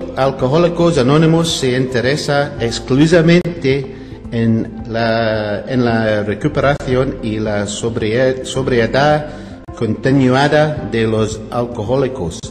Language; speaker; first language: Spanish; non-native, learner; English